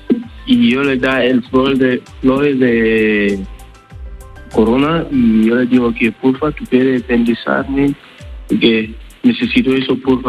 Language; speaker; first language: Spanish; non-native, learner; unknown